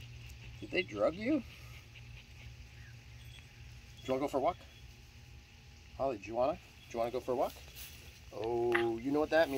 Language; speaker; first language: English; native; English